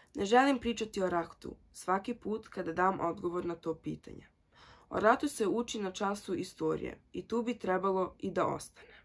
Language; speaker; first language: Serbian; early bilingual, heritage; Serbian